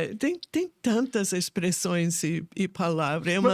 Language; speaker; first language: Portuguese; non-native, fluent; English